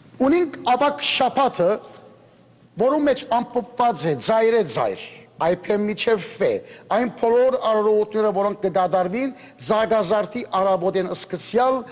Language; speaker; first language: Armenian; early bilingual, heritage; Armenian